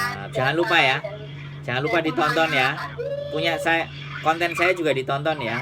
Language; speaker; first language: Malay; non-native, local second language; Javanese